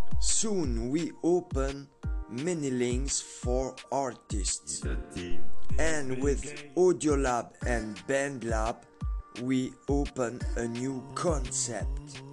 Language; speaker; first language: English; non-native, learner; French